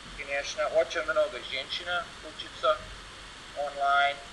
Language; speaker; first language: Russian; non-native, learner; English